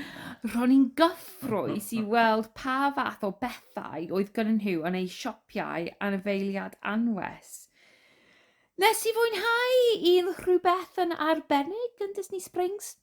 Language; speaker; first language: Welsh; non-native, fluent; English